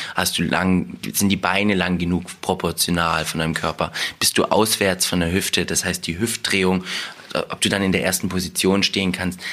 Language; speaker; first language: German; early bilingual, other home language; Russian